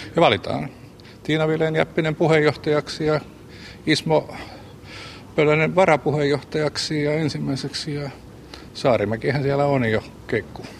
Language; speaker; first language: Finnish; native; Finnish